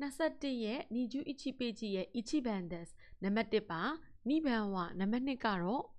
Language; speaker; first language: Japanese; non-native, fluent; Burmese